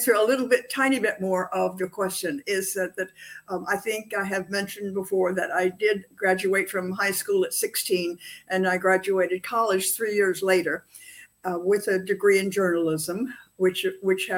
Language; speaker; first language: English; native; English